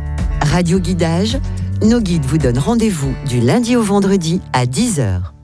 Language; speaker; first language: French; native; French